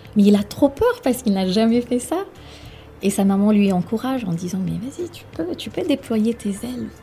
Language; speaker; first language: French; non-native, fluent; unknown